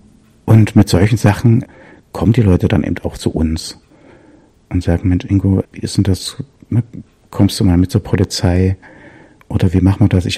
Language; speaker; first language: German; native; German